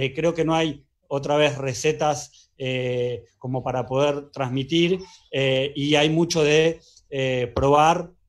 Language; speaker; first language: Spanish; native; Spanish